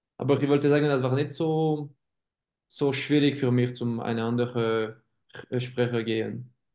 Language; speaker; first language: German; non-native, local second language; French